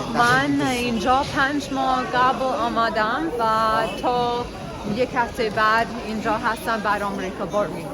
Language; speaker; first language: Persian; non-native, learner; English